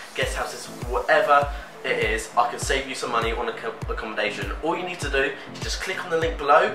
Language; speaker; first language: English; native; English